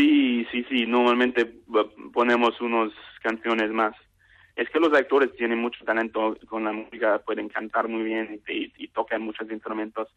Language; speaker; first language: Spanish; non-native, learner; English